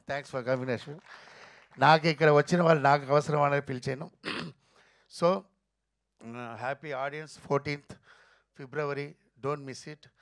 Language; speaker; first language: Telugu; non-native, fluent; Tamil